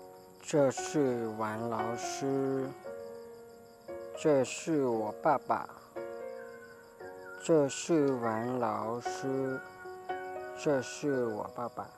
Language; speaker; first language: Chinese; non-native, fluent; Hmong